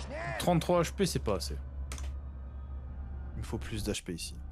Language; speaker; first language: French; native; French